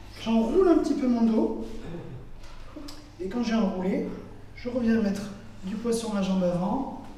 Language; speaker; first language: French; native; French